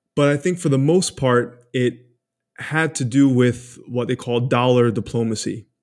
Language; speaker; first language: English; early bilingual, other home language; Spanish